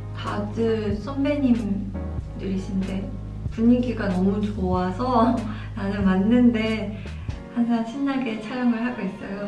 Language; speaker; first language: Korean; non-native, fluent; Japanese